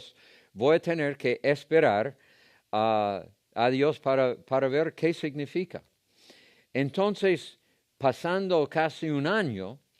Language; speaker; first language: Spanish; non-native, fluent; English